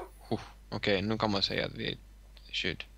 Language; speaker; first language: Swedish; non-native, local second language; Finnish